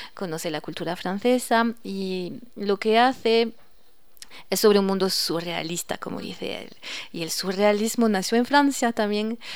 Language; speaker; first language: Spanish; non-native, fluent; French